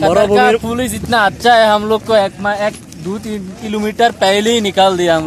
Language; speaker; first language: Hindi; non-native, learner; Bangla